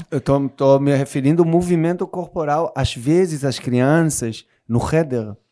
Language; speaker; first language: Portuguese; non-native, fluent; Hebrew